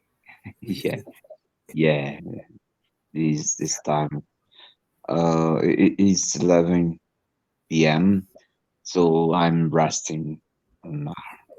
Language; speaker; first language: English; non-native, learner; Portuguese